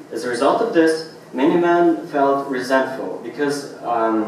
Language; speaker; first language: English; non-native, fluent; Russian